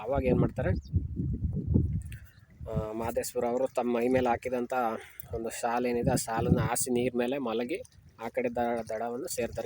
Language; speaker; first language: Kannada; native; Kannada